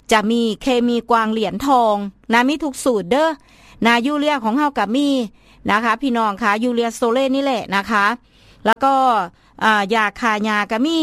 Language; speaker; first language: Thai; non-native, local second language; Northeastern Thai